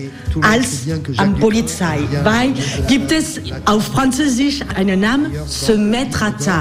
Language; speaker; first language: German; non-native, fluent; French